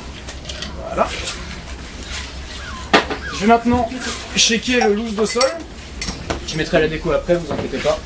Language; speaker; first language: French; non-native, fluent; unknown